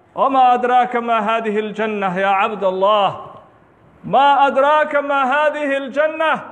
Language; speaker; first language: Arabic; non-native, local second language; Somali